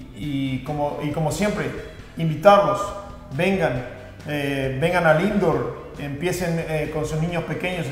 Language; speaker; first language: Spanish; native; Spanish